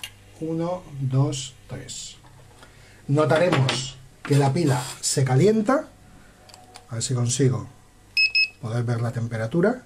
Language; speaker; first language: Spanish; native; Spanish